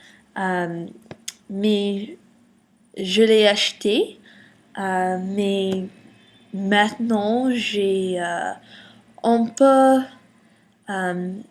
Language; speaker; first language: French; non-native, learner; English